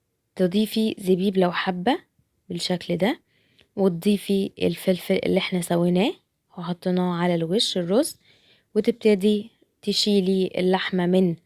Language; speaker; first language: Arabic; native; Arabic